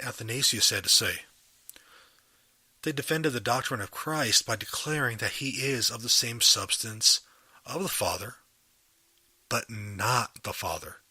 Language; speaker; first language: English; native; English